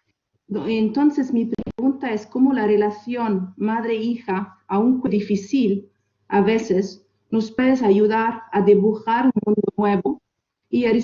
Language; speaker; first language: Spanish; non-native, fluent; Italian